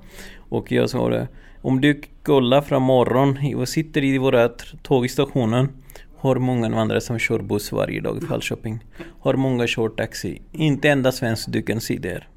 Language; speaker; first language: Swedish; non-native, learner; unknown